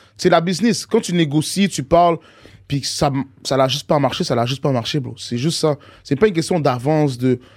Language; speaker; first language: French; native; French